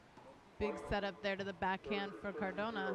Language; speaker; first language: English; native; English